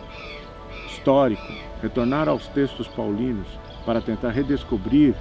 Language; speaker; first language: Portuguese; native; Portuguese